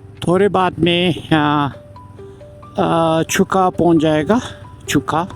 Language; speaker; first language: Hindi; non-native, fluent; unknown